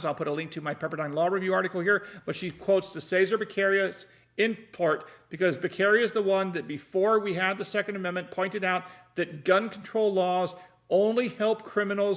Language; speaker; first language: English; native; English